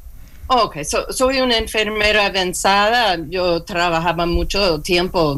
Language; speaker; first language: Spanish; non-native, learner; English